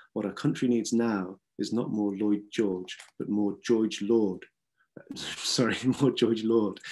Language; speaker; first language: English; native; English